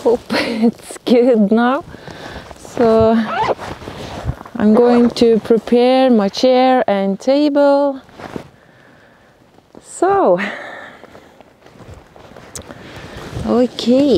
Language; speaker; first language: English; non-native, learner; Norwegian